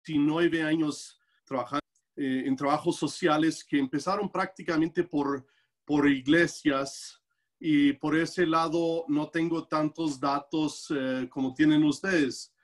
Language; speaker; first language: Spanish; non-native, local second language; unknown